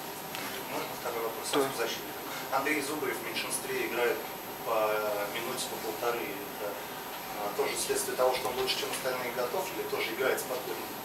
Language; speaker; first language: Russian; native; Russian